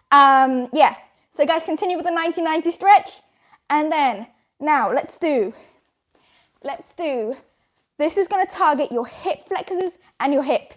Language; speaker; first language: English; native; English